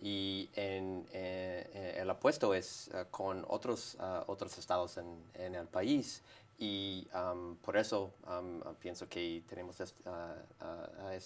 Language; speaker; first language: Spanish; non-native, fluent; English